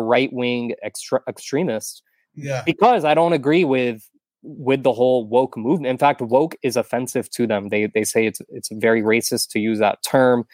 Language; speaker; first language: English; native; English